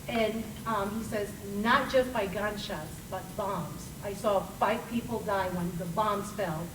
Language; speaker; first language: English; early bilingual, other home language; Spanish